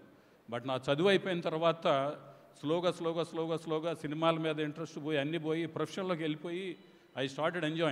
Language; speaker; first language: Telugu; native; Telugu